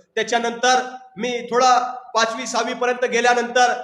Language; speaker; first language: Marathi; non-native, local second language; Urdu